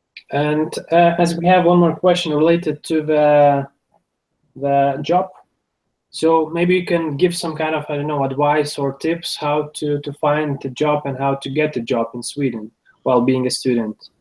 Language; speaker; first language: English; non-native, fluent; Lithuanian